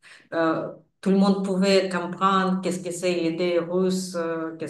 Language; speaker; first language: French; non-native, fluent; Russian